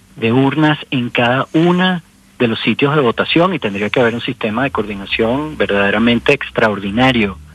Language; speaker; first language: Spanish; native; Spanish